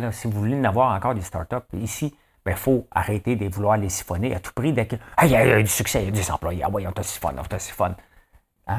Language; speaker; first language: French; native; French